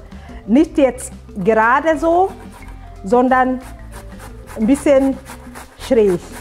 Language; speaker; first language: German; non-native, fluent; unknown